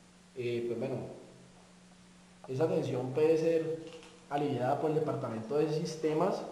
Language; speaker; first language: Spanish; native; Spanish